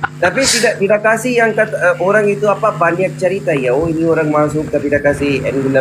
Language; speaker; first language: Indonesian; non-native, learner; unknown